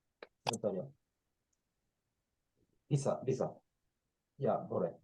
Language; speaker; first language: Indonesian; non-native, learner; Japanese